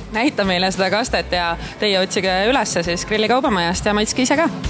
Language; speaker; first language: Estonian; native; Estonian